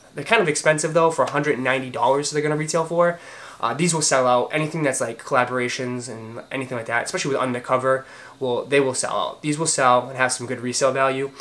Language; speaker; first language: English; native; English